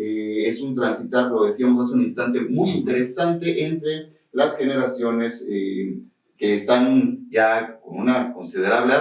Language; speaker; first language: Spanish; native; Spanish